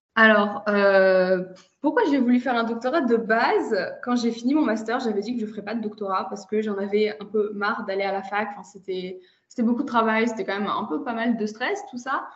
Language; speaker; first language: French; native; French